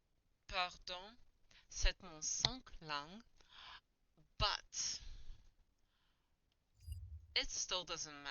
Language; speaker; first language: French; non-native, learner; English